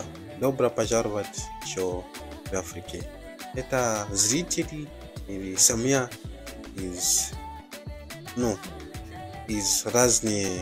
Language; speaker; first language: Russian; non-native, fluent; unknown